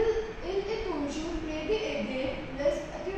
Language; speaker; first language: French; non-native, learner; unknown